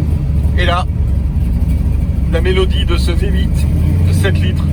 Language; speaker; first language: French; native; French